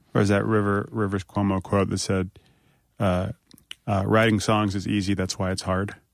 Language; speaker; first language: English; native; English